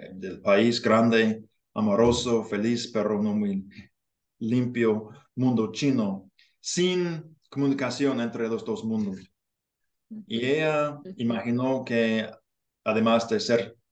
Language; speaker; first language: Spanish; non-native, learner; English